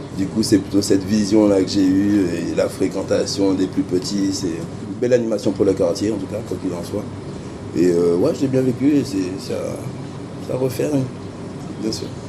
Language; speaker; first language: French; native; French